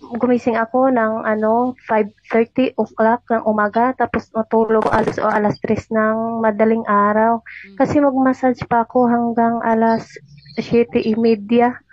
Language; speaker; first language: Filipino; non-native, local second language; Cebuano